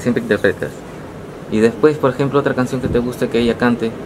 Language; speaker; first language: Spanish; native; Spanish